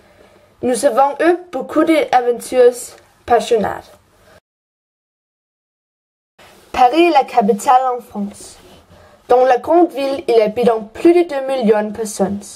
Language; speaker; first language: French; non-native, learner; Danish